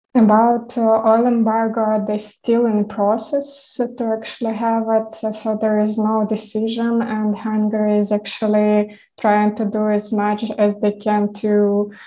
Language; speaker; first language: English; non-native, fluent; Ukrainian